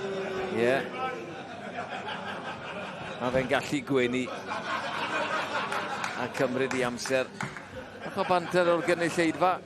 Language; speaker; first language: Welsh; native; Welsh